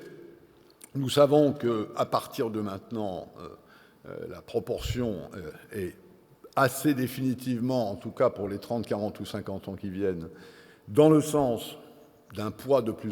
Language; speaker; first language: French; native; French